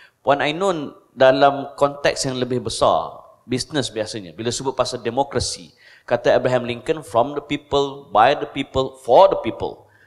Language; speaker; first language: Malay; native; Malay